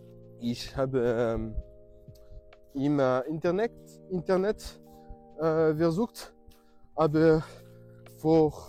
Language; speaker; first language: German; non-native, learner; French